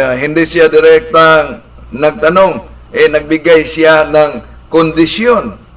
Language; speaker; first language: Filipino; non-native, local second language; Cebuano